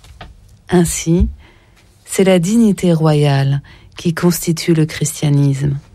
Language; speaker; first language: French; native; French